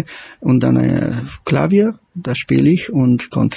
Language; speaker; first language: German; non-native, fluent; Slovak